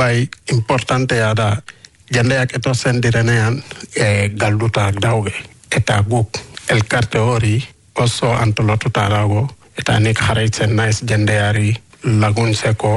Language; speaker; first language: Basque; non-native, learner; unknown